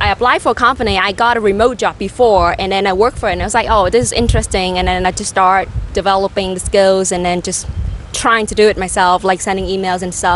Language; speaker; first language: English; non-native, fluent; Slovak